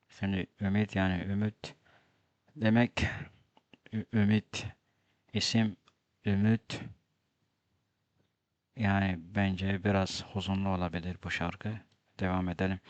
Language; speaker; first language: Turkish; non-native, fluent; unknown